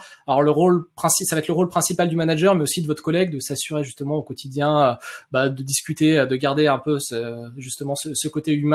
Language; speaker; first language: French; native; French